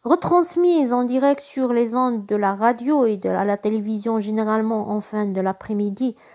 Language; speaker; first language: French; non-native, local second language; Arabic